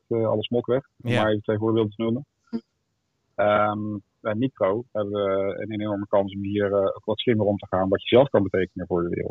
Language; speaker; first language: Dutch; native; Dutch